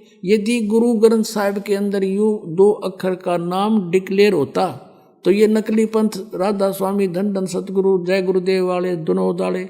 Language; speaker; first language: Hindi; native; Hindi